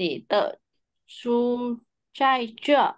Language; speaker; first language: Chinese; non-native, learner; Vietnamese